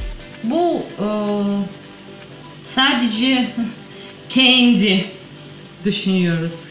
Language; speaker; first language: Turkish; non-native, learner; Russian